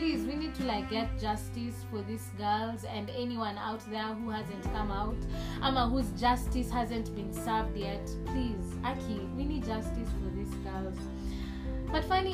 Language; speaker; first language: English; non-native, local second language; Swahili